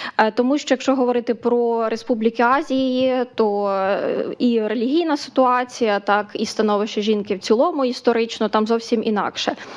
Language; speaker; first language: Ukrainian; native; Ukrainian